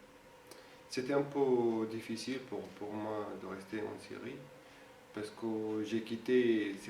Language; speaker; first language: French; non-native, fluent; Arabic